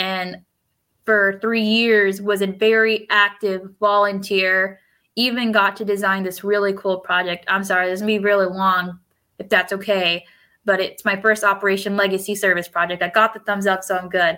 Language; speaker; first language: English; early bilingual, other home language; Spanish